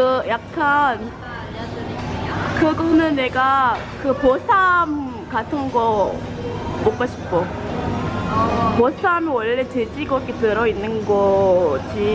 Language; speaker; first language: Korean; non-native, learner; Indonesian